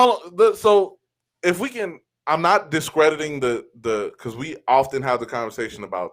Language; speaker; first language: English; native; English